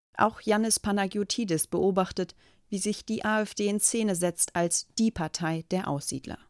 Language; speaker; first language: German; native; German